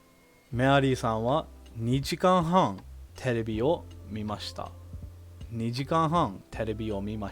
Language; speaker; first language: Japanese; non-native, learner; English